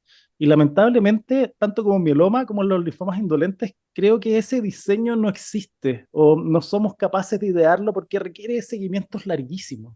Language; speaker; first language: Spanish; native; Spanish